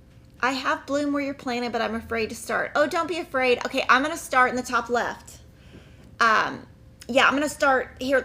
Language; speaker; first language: English; native; English